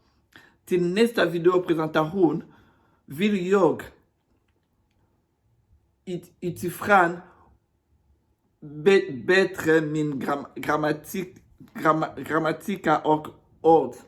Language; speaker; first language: Swedish; non-native, learner; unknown